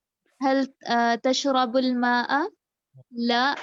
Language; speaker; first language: Arabic; non-native, learner; Urdu